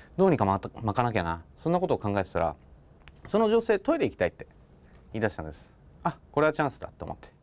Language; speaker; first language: Japanese; native; Japanese